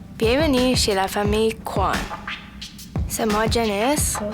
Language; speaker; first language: French; non-native, local second language; English